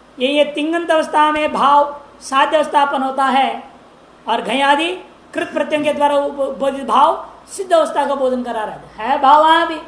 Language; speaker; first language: Hindi; non-native, local second language; Marathi